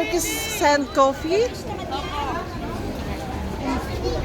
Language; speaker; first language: English; non-native, learner; Filipino